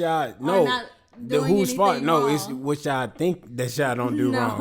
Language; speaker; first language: English; native; English